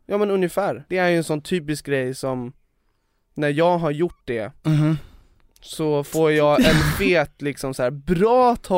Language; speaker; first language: Swedish; native; Swedish